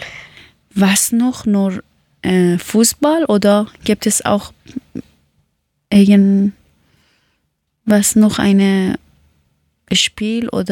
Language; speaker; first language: German; non-native, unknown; Persian